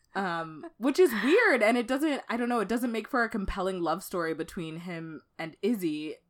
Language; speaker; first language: English; native; English